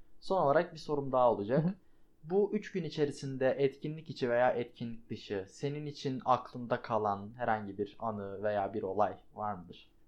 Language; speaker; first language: Turkish; native; Turkish